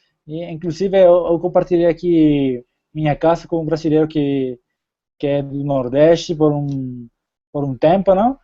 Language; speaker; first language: Portuguese; non-native, fluent; Spanish